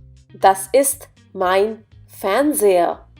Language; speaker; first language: German; non-native, fluent; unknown